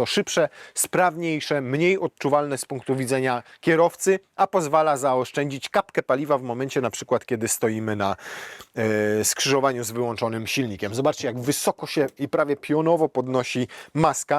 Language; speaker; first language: Polish; native; Polish